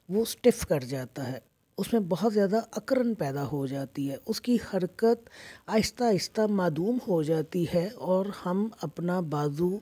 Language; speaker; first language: Urdu; native; Urdu